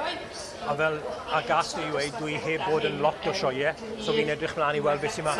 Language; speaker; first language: Welsh; native; Welsh